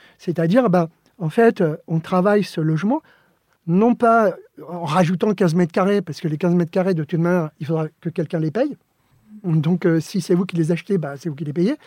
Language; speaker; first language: French; early bilingual, other home language; Spanish